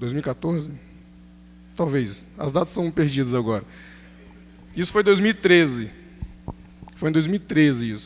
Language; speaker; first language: Portuguese; native; Portuguese